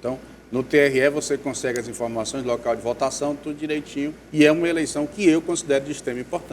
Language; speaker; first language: Portuguese; native; Portuguese